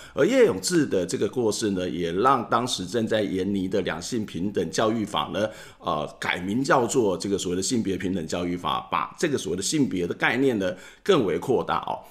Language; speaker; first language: Chinese; native; Chinese